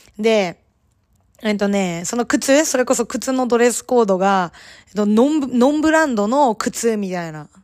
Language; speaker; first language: Japanese; native; Japanese